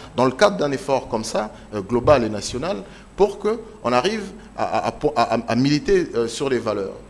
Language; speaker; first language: French; non-native, local second language; Lingala